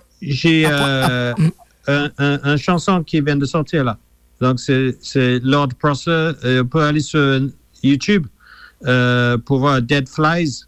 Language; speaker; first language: French; non-native, fluent; English